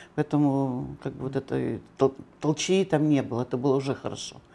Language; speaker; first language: Russian; native; Russian